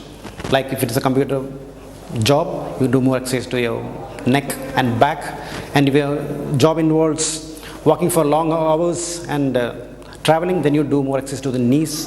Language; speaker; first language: English; non-native, local second language; Malayalam